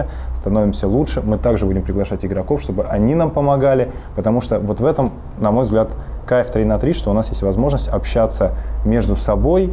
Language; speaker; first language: Russian; native; Russian